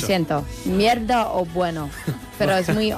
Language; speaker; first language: Spanish; non-native, learner; English